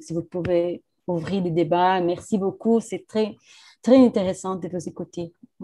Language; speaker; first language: French; non-native, fluent; Portuguese